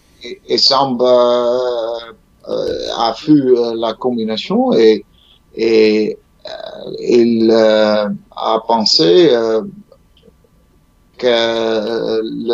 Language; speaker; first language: French; non-native, learner; Dutch